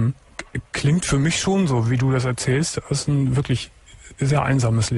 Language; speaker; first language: German; native; German